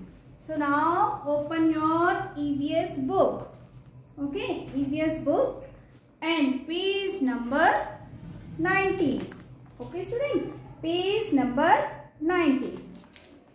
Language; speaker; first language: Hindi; native; Hindi